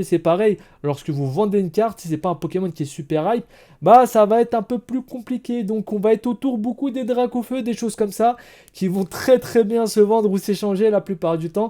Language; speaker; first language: French; native; French